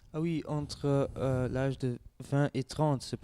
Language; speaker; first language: French; non-native, learner; Dutch